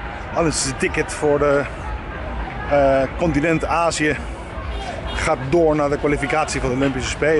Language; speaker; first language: Dutch; non-native, fluent; Spanish